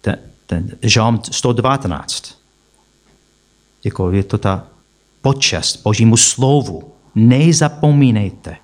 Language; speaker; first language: Czech; non-native, fluent; English